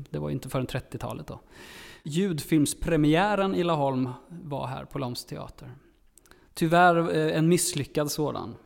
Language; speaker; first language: Swedish; native; Swedish